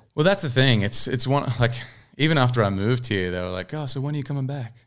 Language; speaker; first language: English; native; English